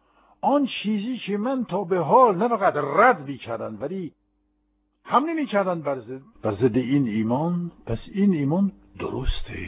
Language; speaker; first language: Persian; non-native, fluent; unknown